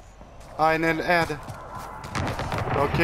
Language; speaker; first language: English; non-native, learner; French